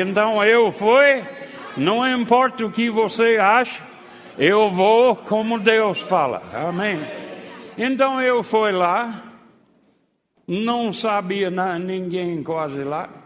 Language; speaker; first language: Portuguese; non-native, fluent; English